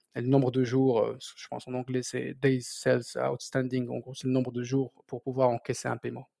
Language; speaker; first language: French; non-native, local second language; Berber languages